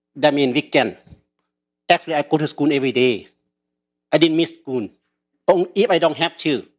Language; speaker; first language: English; early bilingual, other home language; Lao